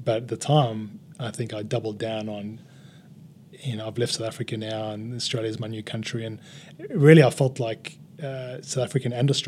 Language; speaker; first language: English; native; English